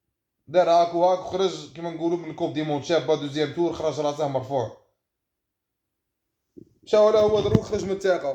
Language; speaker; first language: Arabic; native; Arabic